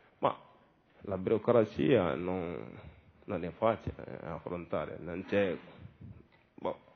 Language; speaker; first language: Italian; non-native, learner; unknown